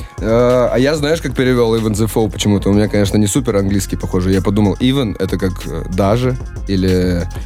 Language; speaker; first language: Russian; native; Russian